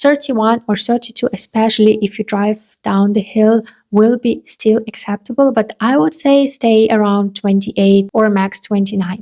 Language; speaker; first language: English; non-native, fluent; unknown